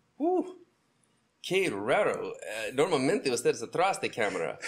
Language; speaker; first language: Spanish; non-native, learner; English